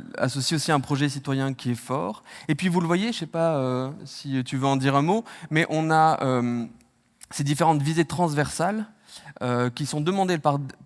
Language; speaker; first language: French; native; French